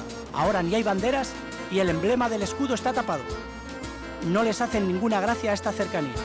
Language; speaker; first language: Spanish; native; Spanish